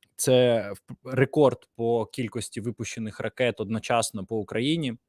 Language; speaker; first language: Ukrainian; native; Ukrainian